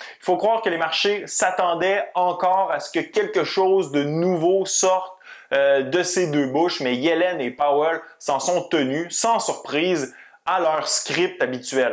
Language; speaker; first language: French; native; French